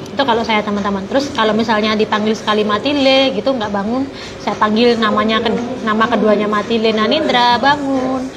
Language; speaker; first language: Indonesian; non-native, local second language; Javanese